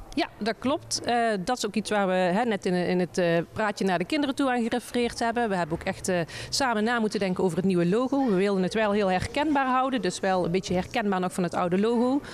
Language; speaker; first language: Dutch; native; Dutch